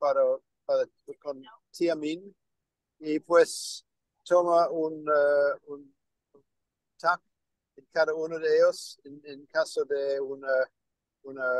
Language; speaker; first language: Spanish; non-native, learner; English